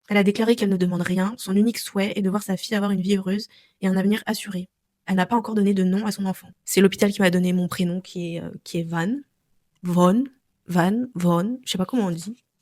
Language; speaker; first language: French; native; French